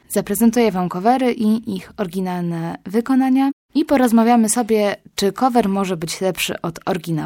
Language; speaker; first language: Polish; native; Polish